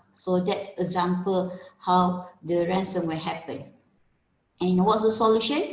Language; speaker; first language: English; non-native, local second language; Malay